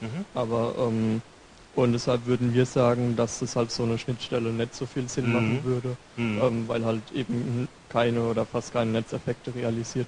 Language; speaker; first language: German; native; German